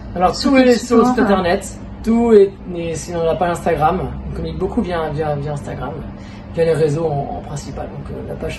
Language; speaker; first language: French; native; French